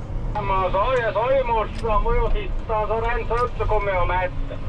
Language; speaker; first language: Swedish; native; Swedish